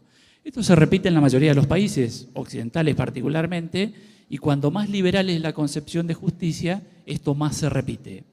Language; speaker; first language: Spanish; native; Spanish